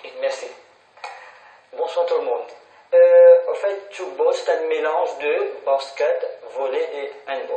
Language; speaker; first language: French; non-native, local second language; Morisyen